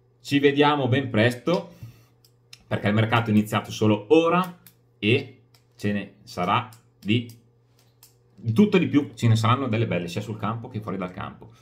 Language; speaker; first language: Italian; native; Italian